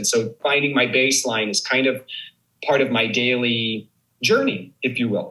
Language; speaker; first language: English; native; English